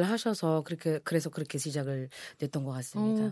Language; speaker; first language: Korean; non-native, fluent; Filipino